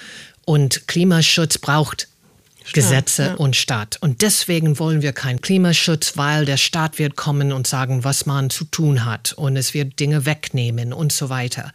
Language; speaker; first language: German; non-native, fluent; English